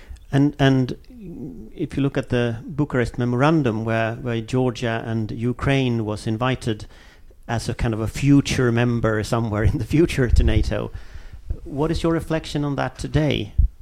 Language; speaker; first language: English; non-native, fluent; Swedish